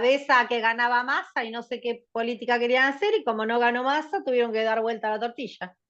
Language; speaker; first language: Spanish; native; Spanish